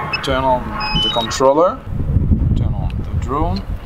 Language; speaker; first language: English; non-native, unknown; French